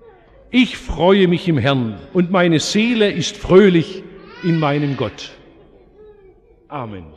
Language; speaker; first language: German; native; German